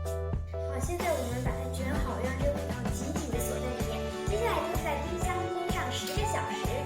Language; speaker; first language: Chinese; early bilingual, heritage; Chinese